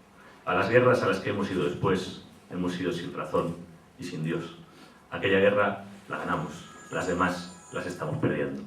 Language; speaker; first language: Spanish; native; Spanish